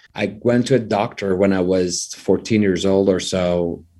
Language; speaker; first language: English; non-native, fluent; Persian